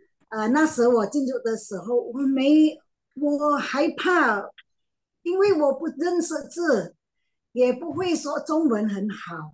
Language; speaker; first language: Chinese; non-native, learner; Min Nan Chinese